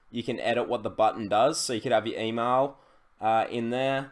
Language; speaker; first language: English; native; English